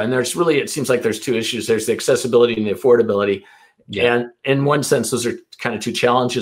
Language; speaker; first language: English; native; English